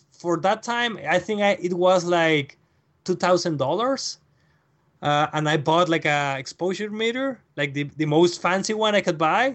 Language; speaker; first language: English; non-native, fluent; Spanish